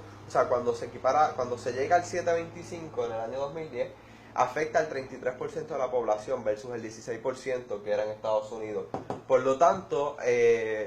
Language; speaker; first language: Spanish; native; Spanish